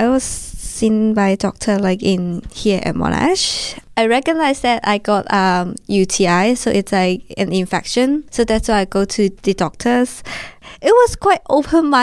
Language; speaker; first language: English; non-native, local second language; Cantonese